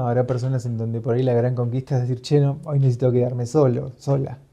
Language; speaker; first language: Spanish; native; Spanish